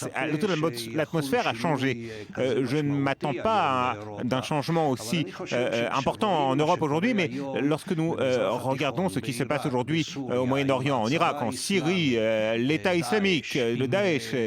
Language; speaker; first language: French; non-native, fluent; Hebrew